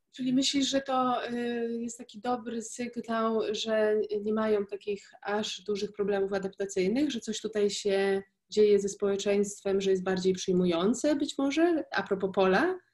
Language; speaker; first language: Polish; native; Polish